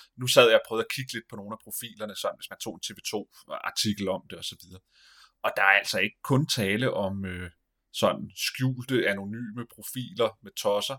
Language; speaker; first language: Danish; native; Danish